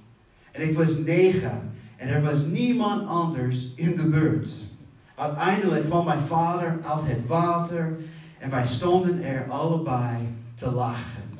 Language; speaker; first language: Dutch; non-native, fluent; English